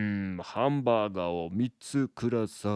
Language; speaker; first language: Japanese; non-native, learner; English